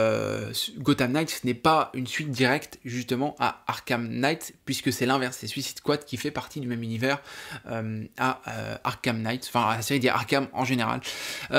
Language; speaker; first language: French; native; French